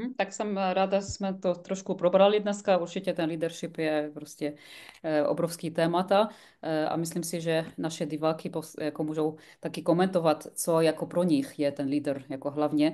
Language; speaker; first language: Czech; non-native, fluent; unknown